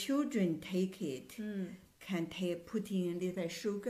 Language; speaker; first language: English; non-native, learner; Chinese